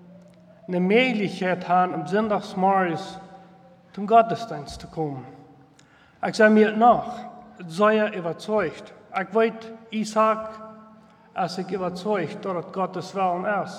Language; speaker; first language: German; non-native, local second language; Plautdietsch